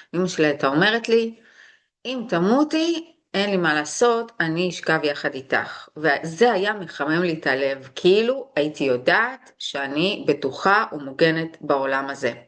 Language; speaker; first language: Hebrew; early bilingual, other home language; Russian